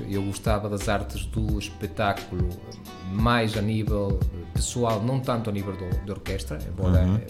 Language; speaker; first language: Portuguese; early bilingual, heritage; Spanish